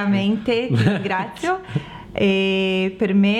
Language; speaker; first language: Italian; non-native, learner; Portuguese